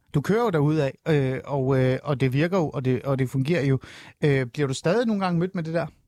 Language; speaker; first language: Danish; early bilingual, other home language; Persian